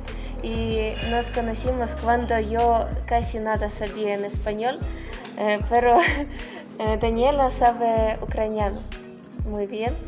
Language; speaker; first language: Spanish; non-native, learner; Ukrainian